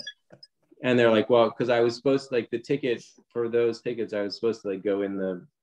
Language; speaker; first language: English; native; English